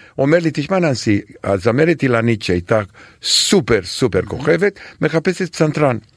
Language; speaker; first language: Hebrew; non-native, fluent; Romanian